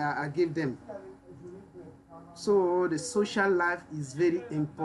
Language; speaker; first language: English; non-native, learner; French